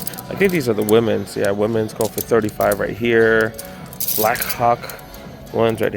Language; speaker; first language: English; native; English